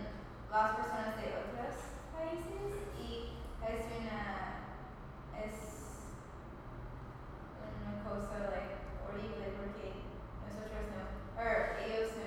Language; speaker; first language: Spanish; non-native, learner; English